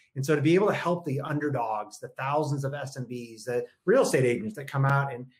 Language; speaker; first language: English; native; English